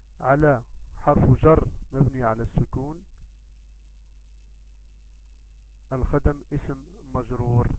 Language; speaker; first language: Arabic; non-native, learner; Dutch